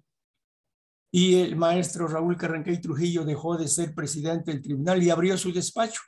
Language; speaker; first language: Spanish; native; Spanish